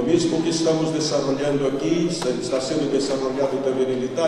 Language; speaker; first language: Spanish; native; Spanish